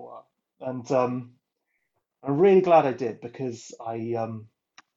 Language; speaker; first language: English; native; English